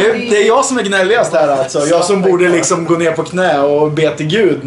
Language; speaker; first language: Swedish; native; Swedish